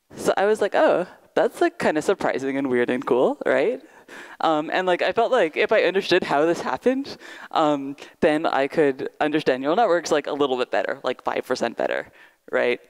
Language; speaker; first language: English; native; English